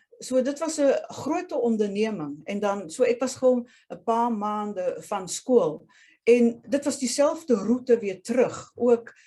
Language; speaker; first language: Afrikaans; early bilingual, other home language; Dutch